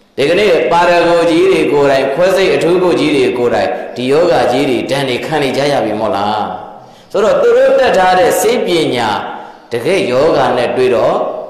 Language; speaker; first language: Burmese; native; Burmese